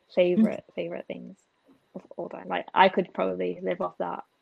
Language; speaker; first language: English; native; English